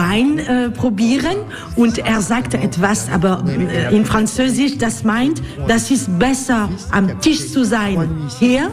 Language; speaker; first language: German; non-native, learner; French